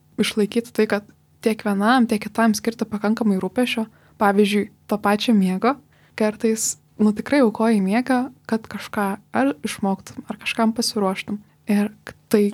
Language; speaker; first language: Lithuanian; native; Lithuanian